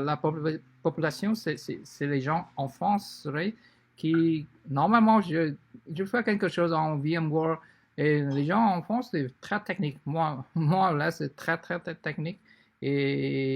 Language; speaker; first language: French; non-native, fluent; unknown